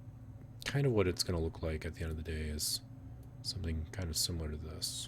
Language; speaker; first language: English; native; English